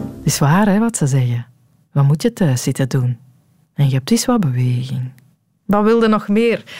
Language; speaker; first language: Dutch; native; Dutch